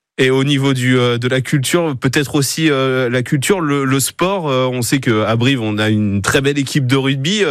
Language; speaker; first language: French; native; French